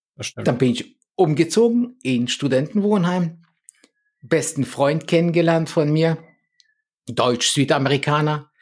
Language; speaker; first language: German; early bilingual, other home language; Polish